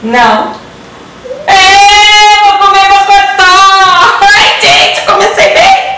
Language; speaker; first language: Portuguese; native; Portuguese